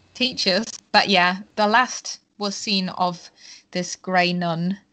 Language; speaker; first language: English; non-native, fluent; German